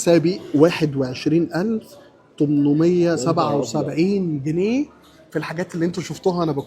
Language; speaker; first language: Arabic; native; Arabic